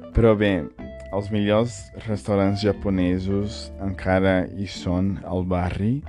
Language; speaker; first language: Catalan; non-native, fluent; Portuguese